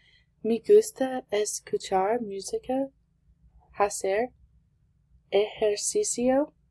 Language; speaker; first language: Spanish; non-native, learner; English